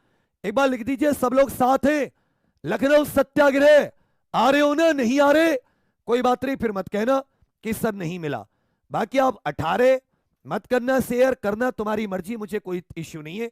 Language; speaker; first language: Hindi; native; Hindi